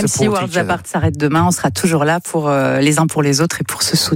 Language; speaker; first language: French; native; French